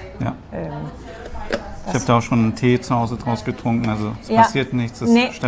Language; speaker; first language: German; native; German